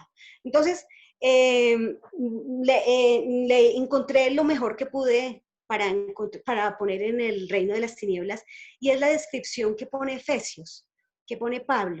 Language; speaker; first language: Spanish; native; Spanish